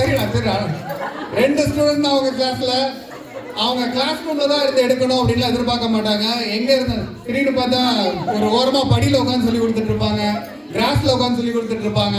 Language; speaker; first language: Tamil; native; Tamil